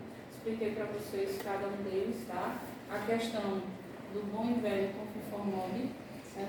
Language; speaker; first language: Portuguese; native; Portuguese